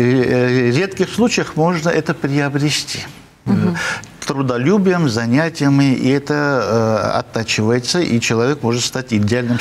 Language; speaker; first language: Russian; non-native, fluent; Armenian